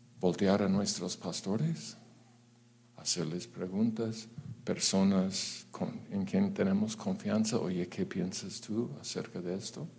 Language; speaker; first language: Spanish; non-native, fluent; English